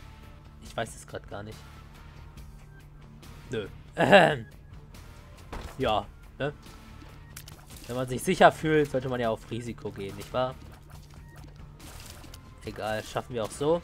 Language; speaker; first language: German; native; German